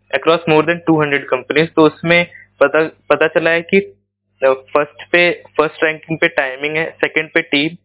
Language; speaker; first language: Hindi; native; Hindi